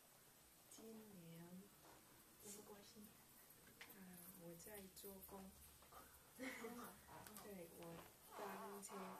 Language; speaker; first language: Chinese; early bilingual, heritage; Chinese